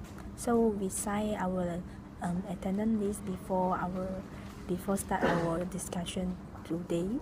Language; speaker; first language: English; non-native, local second language; Malay